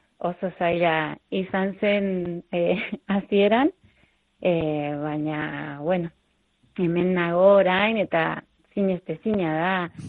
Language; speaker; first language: Basque; non-native, learner; Spanish